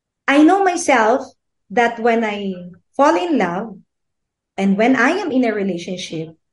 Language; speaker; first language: English; non-native, local second language; Filipino